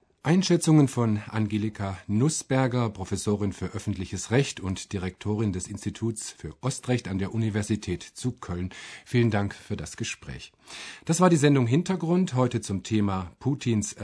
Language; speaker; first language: German; native; German